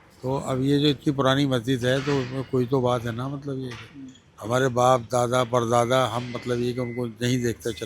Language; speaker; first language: Hindi; native; Hindi